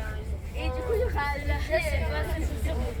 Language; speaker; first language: French; native; French